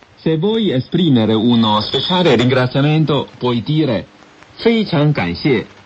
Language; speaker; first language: Italian; non-native, fluent; Chinese